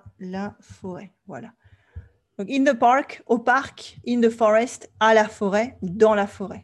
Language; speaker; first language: French; native; French